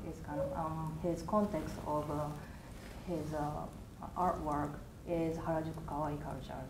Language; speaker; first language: English; non-native, fluent; Japanese